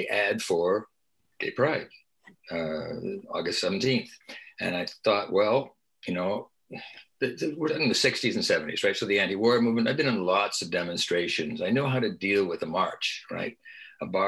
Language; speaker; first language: English; native; English